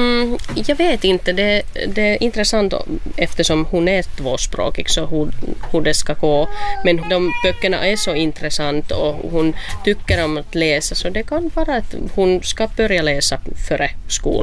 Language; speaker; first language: Swedish; non-native, local second language; Finnish